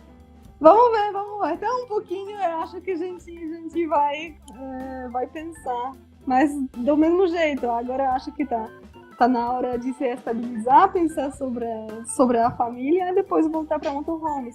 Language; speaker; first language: Portuguese; non-native, fluent; Polish